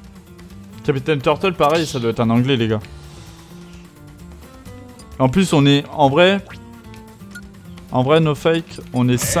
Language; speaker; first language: French; native; French